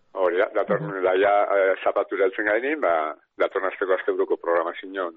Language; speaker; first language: Basque; native; Basque